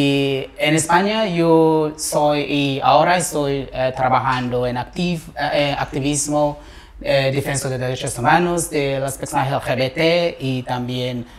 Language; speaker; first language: Spanish; non-native, learner; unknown